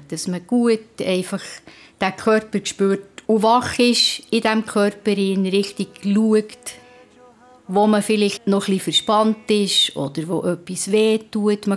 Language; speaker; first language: German; native; German